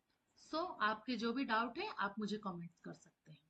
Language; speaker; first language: Hindi; native; Hindi